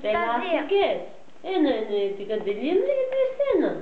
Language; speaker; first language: Greek; non-native, learner; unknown